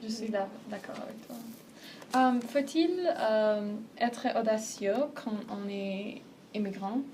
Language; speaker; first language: French; non-native, learner; Persian